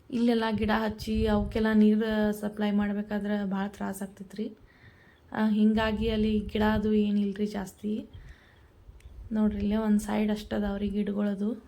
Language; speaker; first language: Kannada; native; Kannada